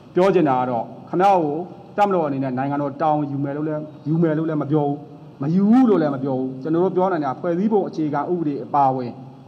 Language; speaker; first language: Burmese; native; Burmese